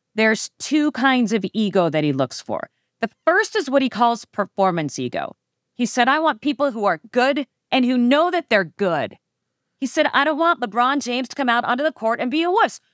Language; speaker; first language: English; native; English